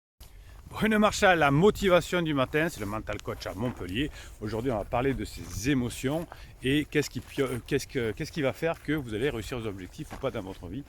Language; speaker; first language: French; native; French